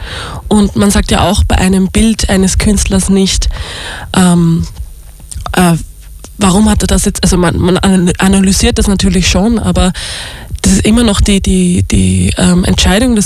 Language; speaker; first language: German; native; German